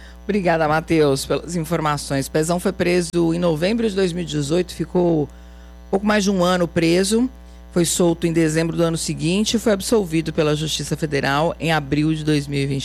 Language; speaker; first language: Portuguese; native; Portuguese